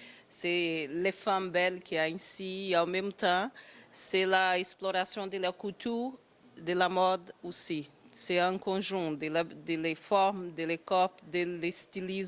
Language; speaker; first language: French; non-native, learner; Portuguese